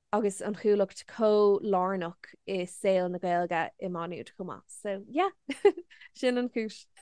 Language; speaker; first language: Irish; non-native, local second language; English